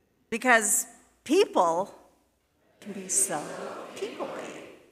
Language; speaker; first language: English; native; English